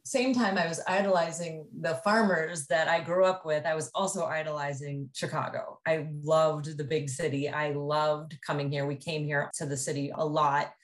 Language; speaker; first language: English; native; English